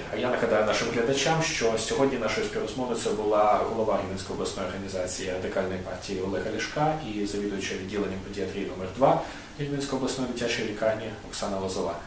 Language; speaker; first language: Ukrainian; native; Ukrainian